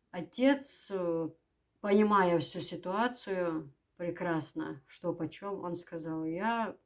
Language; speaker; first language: Russian; native; Russian